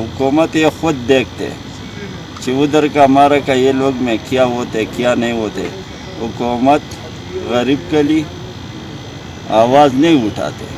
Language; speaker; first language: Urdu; non-native, local second language; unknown